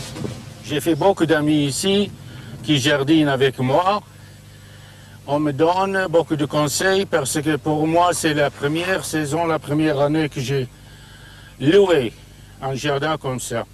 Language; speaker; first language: French; non-native, fluent; English